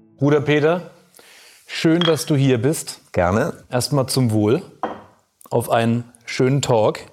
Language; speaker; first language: German; native; German